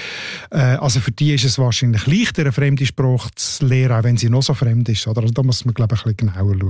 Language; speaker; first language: German; native; German